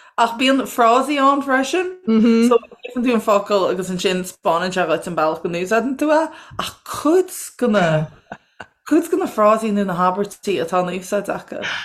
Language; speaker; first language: Irish; non-native, local second language; English